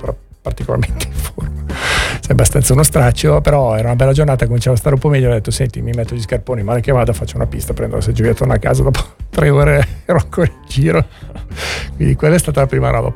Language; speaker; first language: Italian; native; Italian